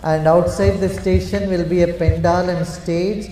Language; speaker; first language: English; non-native, local second language; Telugu